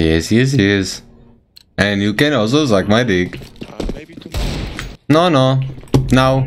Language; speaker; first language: English; non-native, learner; Czech